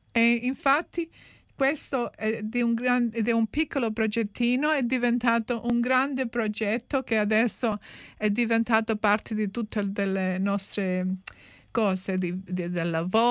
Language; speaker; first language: Italian; early bilingual, heritage; Italian